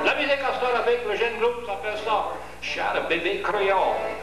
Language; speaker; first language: French; early bilingual, heritage; French